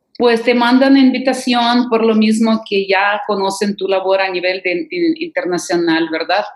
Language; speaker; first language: Spanish; non-native, fluent; Russian